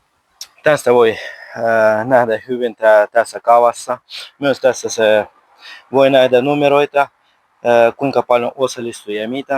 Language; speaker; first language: Finnish; non-native, learner; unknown